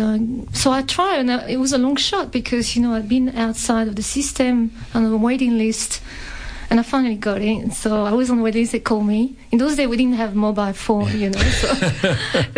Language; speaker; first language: English; non-native, fluent; French